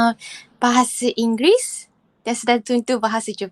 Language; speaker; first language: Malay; non-native, fluent; Japanese